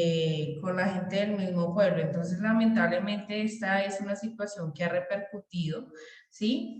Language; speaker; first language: Spanish; native; Spanish